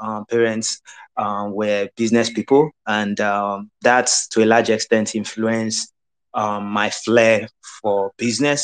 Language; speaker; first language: English; non-native, local second language; Yoruba